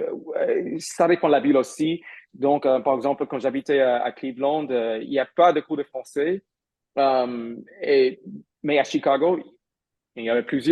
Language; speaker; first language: French; non-native, fluent; English